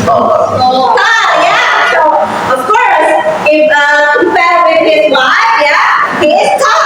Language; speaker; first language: English; non-native, fluent; Indonesian